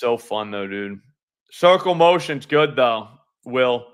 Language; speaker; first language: English; native; English